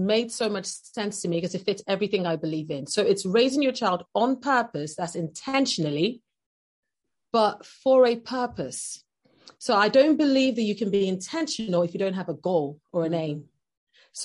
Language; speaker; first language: English; non-native, local second language; Yoruba